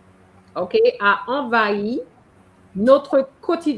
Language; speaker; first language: French; non-native, fluent; English